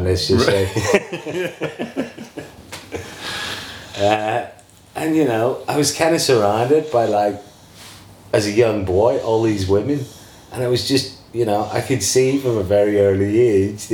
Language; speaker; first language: English; native; English